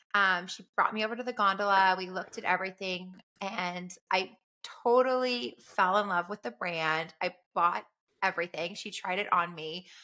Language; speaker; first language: English; native; English